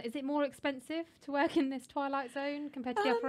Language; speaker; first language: English; native; English